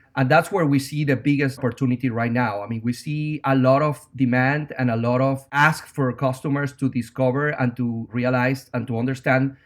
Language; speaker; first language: English; non-native, fluent; Spanish